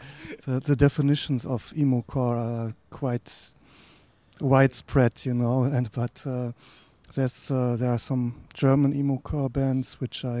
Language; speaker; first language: English; non-native, fluent; German